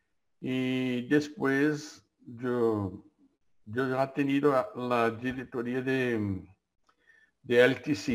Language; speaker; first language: Spanish; non-native, learner; Portuguese